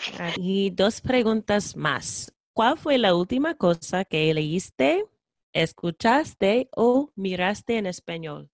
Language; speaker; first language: Spanish; non-native, fluent; English